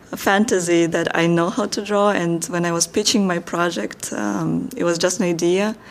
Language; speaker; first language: English; non-native, fluent; Russian